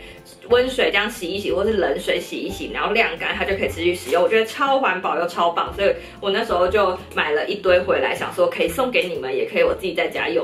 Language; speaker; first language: Chinese; native; Chinese